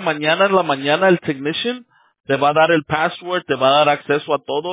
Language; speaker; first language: Spanish; early bilingual, heritage; Spanish